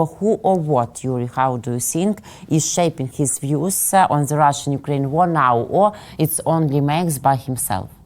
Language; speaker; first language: English; non-native, fluent; Russian